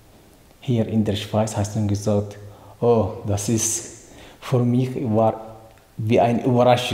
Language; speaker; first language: German; non-native, learner; Tigrinya